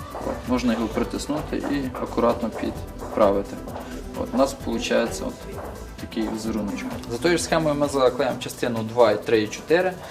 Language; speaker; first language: Ukrainian; native; Ukrainian